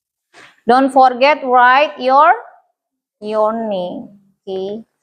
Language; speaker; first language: English; non-native, learner; Indonesian